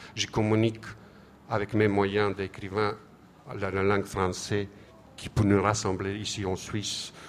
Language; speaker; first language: French; non-native, fluent; Serbian